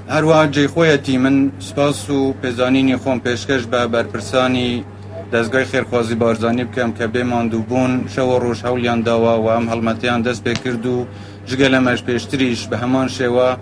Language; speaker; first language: Central Kurdish; non-native, local second language; Kurdish